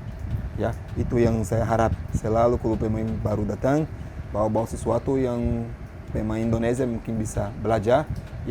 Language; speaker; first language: Indonesian; non-native, fluent; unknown